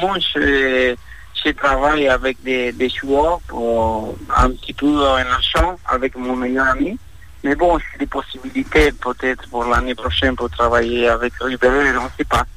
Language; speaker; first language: French; non-native, fluent; Spanish